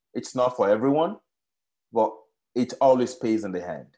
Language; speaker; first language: English; non-native, local second language; Yoruba